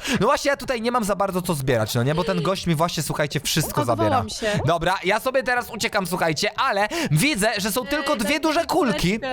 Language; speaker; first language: Polish; native; Polish